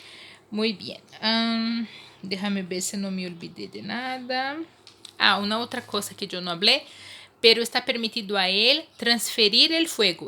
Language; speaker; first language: Spanish; non-native, fluent; Portuguese